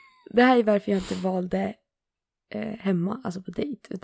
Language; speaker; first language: Swedish; native; Swedish